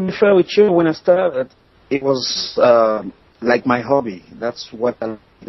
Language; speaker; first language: English; non-native, local second language; French